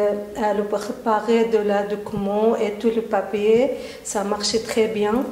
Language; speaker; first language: French; non-native, learner; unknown